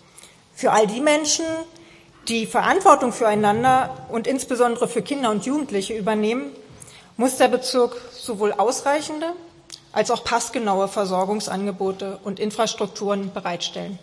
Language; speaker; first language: German; native; German